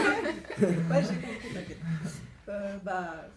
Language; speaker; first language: French; native; French